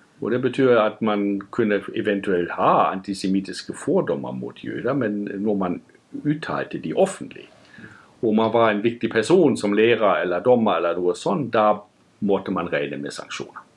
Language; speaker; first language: Norwegian; non-native, fluent; German